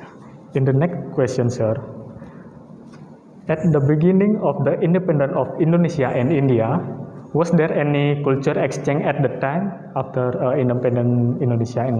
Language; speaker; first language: English; non-native, learner; Indonesian